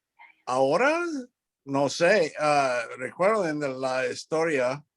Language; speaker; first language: Spanish; non-native, learner; English